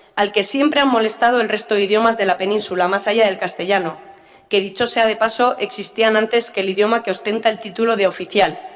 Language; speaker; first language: Spanish; native; Spanish